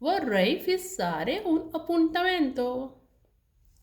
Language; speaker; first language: Italian; non-native, learner; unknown